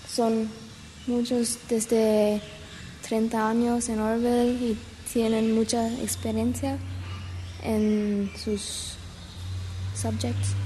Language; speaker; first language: Spanish; non-native, learner; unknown